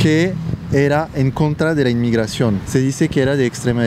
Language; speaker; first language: Spanish; non-native, fluent; French